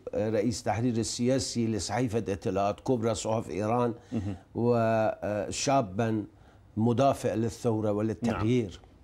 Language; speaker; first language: Arabic; non-native, fluent; Persian